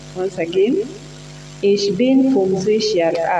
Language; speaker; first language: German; non-native, learner; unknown